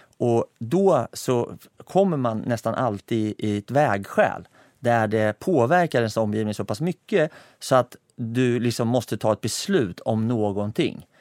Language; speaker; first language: Swedish; native; Swedish